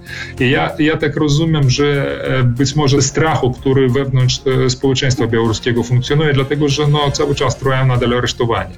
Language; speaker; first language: Polish; early bilingual, heritage; Polish